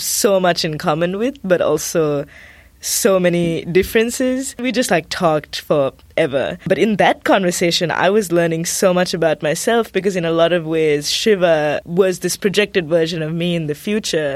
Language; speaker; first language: English; non-native, local second language; Sinhala